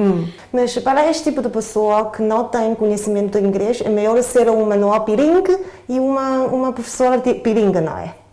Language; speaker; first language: Portuguese; non-native, fluent; Chinese